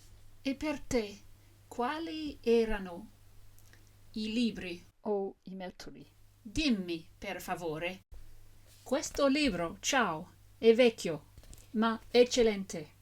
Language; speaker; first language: Italian; non-native, fluent; English